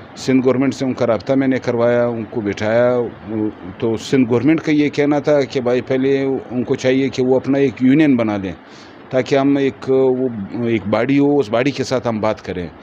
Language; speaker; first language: Urdu; non-native, local second language; Pashto